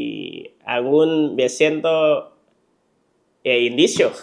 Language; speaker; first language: Spanish; non-native, learner; Chinese